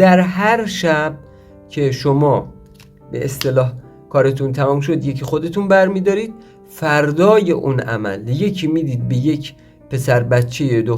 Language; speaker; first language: Persian; native; Persian